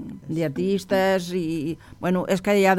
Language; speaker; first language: Catalan; non-native, local second language; Spanish